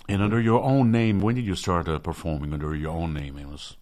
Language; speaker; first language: English; non-native, fluent; French